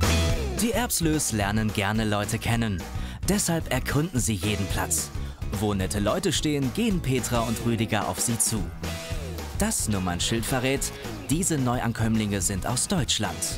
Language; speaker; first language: German; native; German